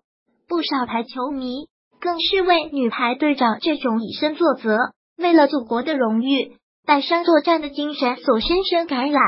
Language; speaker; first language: Chinese; native; Chinese